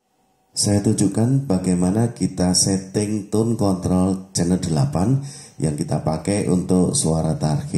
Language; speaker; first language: Indonesian; native; Indonesian